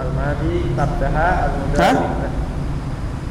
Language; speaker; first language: Arabic; non-native, learner; Indonesian